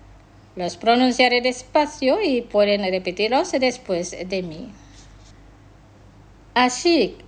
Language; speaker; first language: Spanish; non-native, fluent; Indonesian